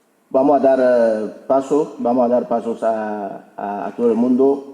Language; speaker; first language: Spanish; non-native, fluent; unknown